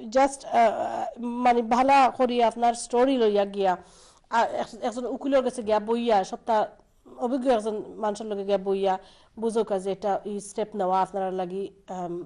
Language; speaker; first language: Bangla; early bilingual, heritage; Bangla